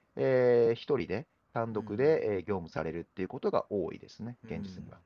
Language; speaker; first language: Japanese; native; Japanese